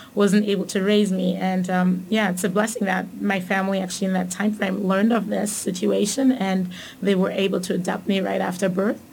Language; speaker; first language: English; non-native, fluent; German